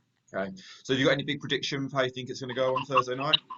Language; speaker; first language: English; native; English